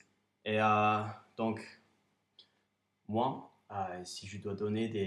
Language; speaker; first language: French; non-native, fluent; English